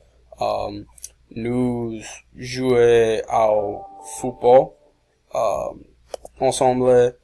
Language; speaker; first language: French; non-native, learner; English